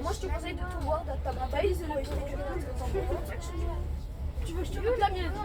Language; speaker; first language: French; native; French